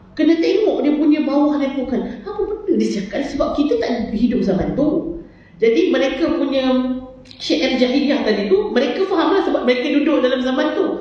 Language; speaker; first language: Malay; native; Malay